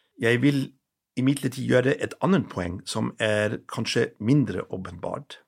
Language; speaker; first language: Norwegian; non-native, fluent; German